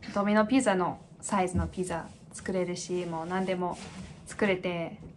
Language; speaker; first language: Japanese; non-native, fluent; English